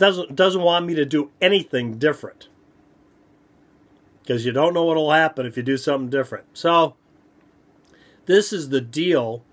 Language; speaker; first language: English; native; English